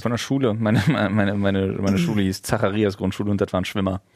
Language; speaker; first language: German; native; German